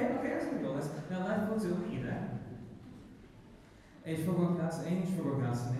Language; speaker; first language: Hungarian; non-native, learner; English